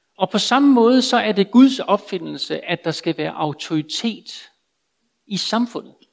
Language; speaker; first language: Danish; native; Danish